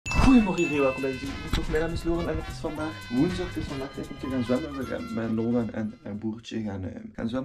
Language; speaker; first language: Dutch; native; Dutch